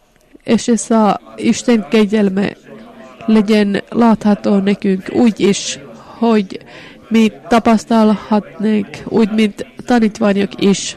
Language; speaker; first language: Hungarian; non-native, fluent; Finnish